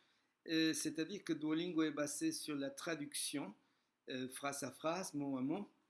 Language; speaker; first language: French; non-native, fluent; Spanish